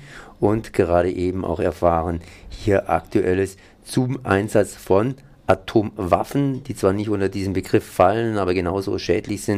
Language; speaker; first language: German; native; German